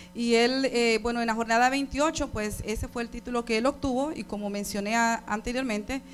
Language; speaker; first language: Spanish; native; Spanish